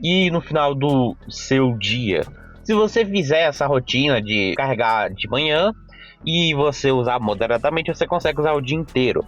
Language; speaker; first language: Portuguese; native; Portuguese